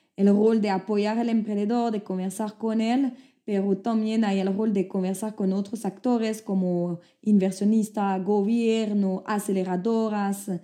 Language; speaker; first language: Spanish; non-native, fluent; French